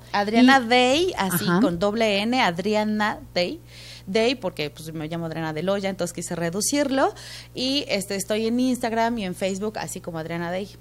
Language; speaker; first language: Spanish; native; Spanish